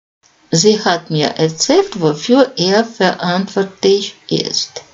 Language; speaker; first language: German; non-native, fluent; Russian